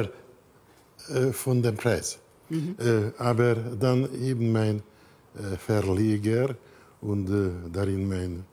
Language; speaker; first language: German; non-native, fluent; Hungarian